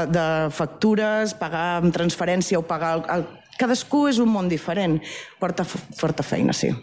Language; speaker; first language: Catalan; native; Catalan